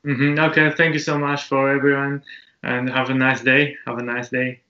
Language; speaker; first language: English; non-native, learner; Japanese